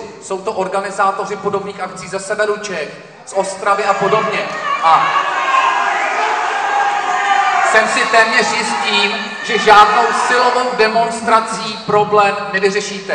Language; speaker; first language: Czech; native; Czech